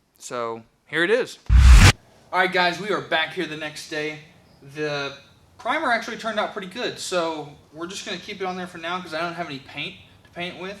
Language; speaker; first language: English; native; English